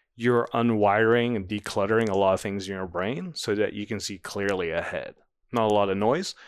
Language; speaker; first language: English; non-native, fluent; Dutch